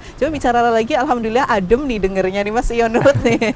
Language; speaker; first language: Indonesian; native; Indonesian